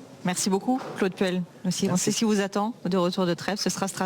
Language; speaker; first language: French; native; French